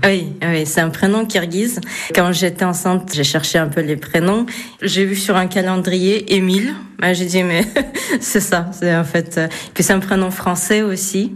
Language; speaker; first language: French; non-native, fluent; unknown